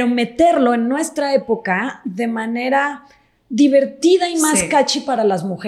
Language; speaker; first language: Spanish; native; Spanish